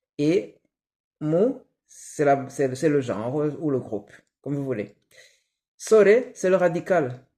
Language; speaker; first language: French; non-native, local second language; Kinyarwanda